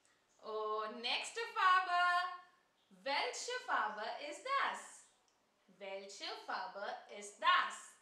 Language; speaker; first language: German; non-native, learner; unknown